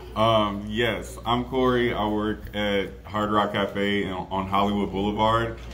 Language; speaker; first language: English; native; English